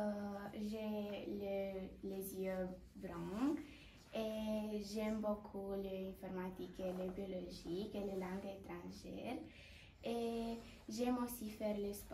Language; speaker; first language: French; non-native, learner; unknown